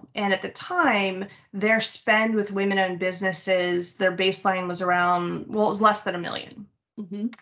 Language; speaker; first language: English; native; English